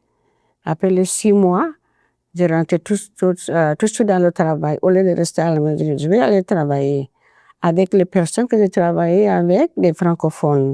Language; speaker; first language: French; non-native, fluent; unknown